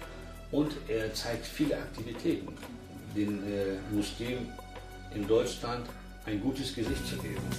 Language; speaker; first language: German; early bilingual, other home language; Turkish